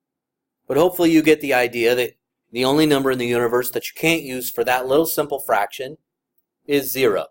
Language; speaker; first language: English; native; English